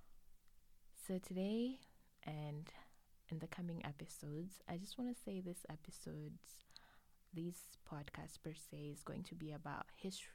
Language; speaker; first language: English; non-native, local second language; Swahili